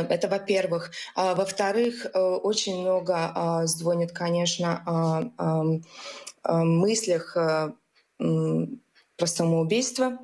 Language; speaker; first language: Russian; non-native, local second language; Latvian